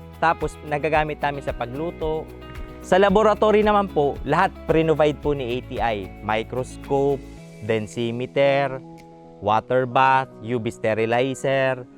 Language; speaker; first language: Filipino; non-native, local second language; Bikol